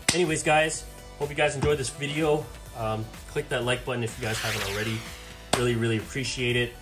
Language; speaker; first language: English; native; English